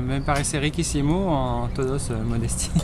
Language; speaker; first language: Spanish; non-native, learner; French